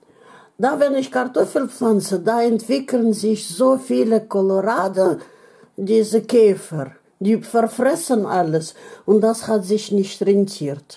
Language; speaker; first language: German; non-native, fluent; Russian